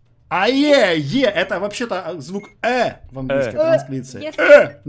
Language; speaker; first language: Russian; native; Russian